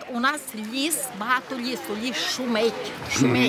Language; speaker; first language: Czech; non-native, learner; Ukrainian